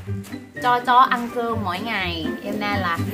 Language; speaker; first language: Vietnamese; non-native, learner; Thai